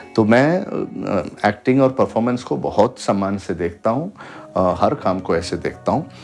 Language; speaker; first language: Hindi; non-native, local second language; Malayalam